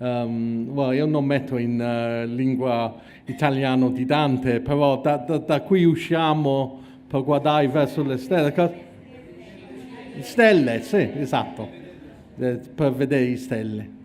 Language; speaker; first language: Italian; non-native, fluent; English